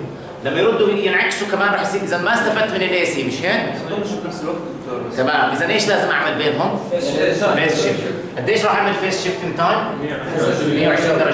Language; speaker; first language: Arabic; native; Arabic